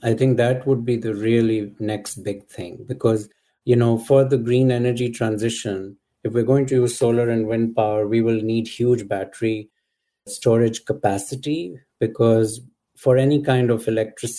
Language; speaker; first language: English; non-native, local second language; Urdu